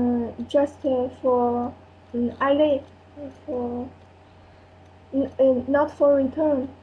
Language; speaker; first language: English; non-native, learner; French